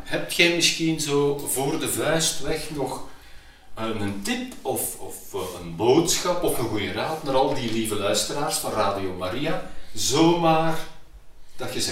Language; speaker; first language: Dutch; native; Dutch